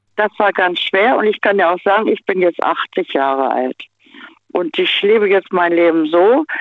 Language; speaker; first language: German; native; German